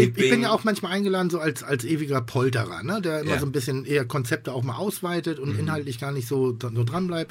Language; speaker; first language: German; native; German